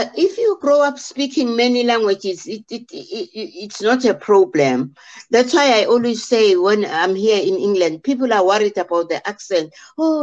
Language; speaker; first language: English; non-native, local second language; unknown